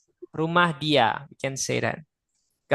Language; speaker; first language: English; non-native, fluent; Indonesian